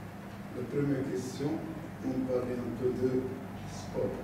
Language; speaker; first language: French; non-native, learner; Arabic